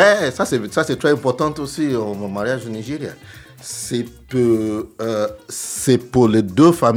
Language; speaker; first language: French; non-native, learner; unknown